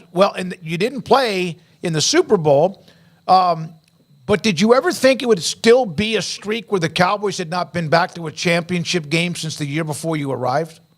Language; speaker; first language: English; native; English